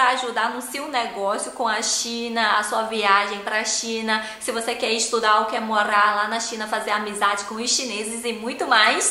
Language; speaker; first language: Portuguese; non-native, fluent; Chinese